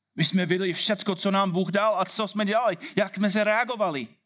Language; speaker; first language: Czech; non-native, fluent; English